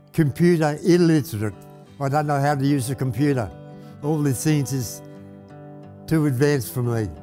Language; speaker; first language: English; native; English